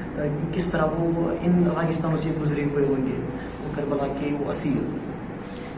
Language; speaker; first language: Hindi; non-native, local second language; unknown